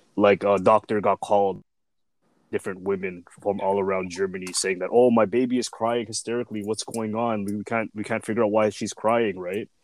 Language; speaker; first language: English; native; English